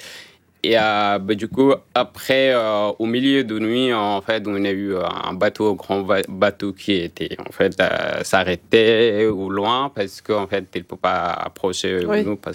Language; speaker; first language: French; non-native, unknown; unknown